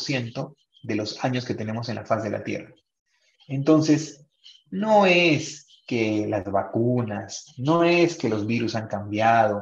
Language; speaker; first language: Spanish; native; Spanish